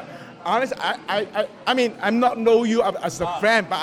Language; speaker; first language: English; non-native, local second language; Cantonese